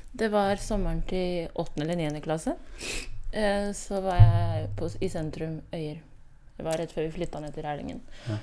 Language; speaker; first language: Norwegian; early bilingual, other home language; Kurdish